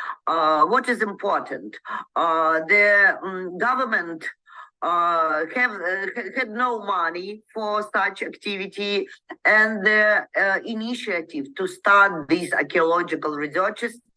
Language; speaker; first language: English; non-native, learner; Ukrainian